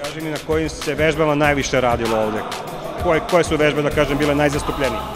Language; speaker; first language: Serbian; native; Serbian